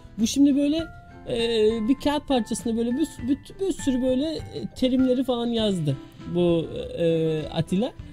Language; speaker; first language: Turkish; early bilingual, heritage; Turkish